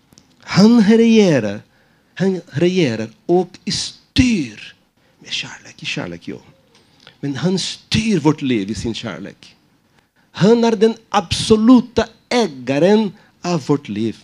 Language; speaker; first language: Swedish; non-native, fluent; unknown